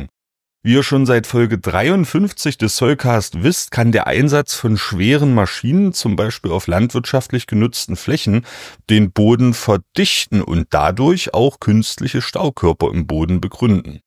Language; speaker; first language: German; native; German